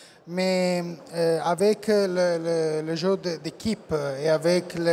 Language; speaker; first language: French; non-native, learner; Italian